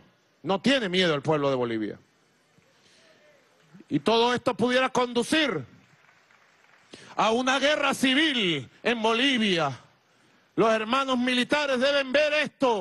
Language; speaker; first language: Spanish; native; Spanish